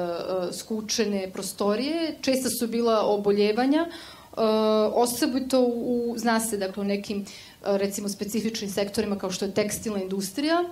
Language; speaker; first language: Serbian; native; Serbian